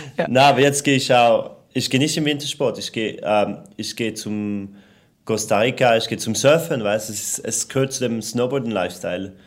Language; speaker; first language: German; non-native, local second language; French